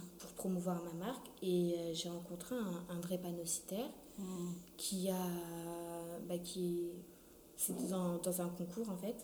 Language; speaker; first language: French; early bilingual, other home language; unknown